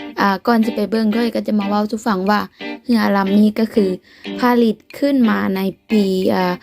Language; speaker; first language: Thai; non-native, local second language; Lao